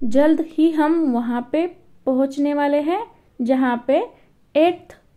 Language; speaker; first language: Hindi; non-native, local second language; Marathi